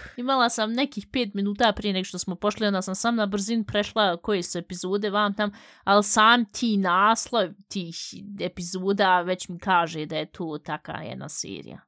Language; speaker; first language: Bosnian; early bilingual, heritage; Bosnian